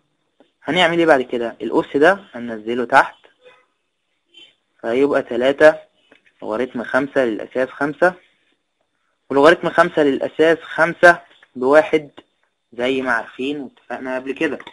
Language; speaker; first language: Arabic; native; Arabic